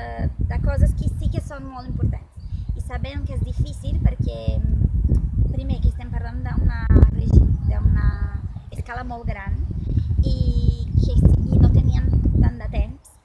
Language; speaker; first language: Catalan; non-native, fluent; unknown